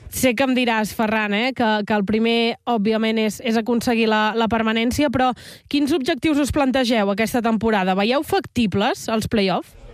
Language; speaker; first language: Catalan; native; Catalan